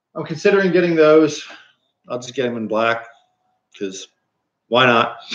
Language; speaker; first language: English; native; English